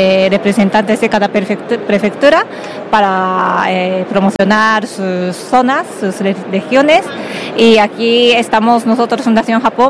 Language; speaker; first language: Spanish; non-native, fluent; Japanese